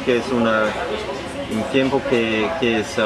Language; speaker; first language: Spanish; non-native, learner; Danish